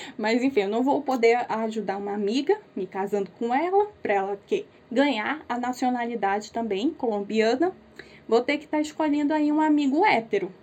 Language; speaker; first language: Portuguese; native; Portuguese